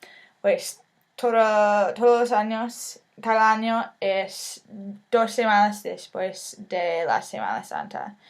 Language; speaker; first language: Spanish; non-native, fluent; English